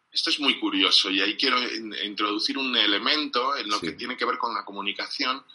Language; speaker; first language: Spanish; non-native, fluent; English